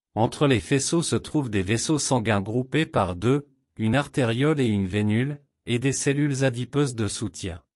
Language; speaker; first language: French; non-native, local second language; Wolof